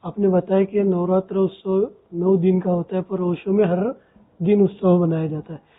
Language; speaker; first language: Hindi; non-native, local second language; Marathi